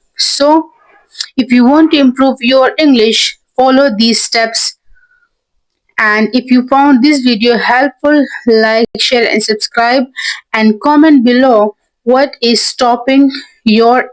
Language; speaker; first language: English; non-native, learner; Hindi